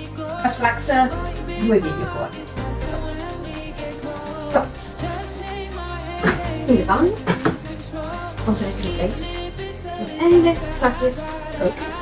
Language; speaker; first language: Dutch; non-native, learner; Italian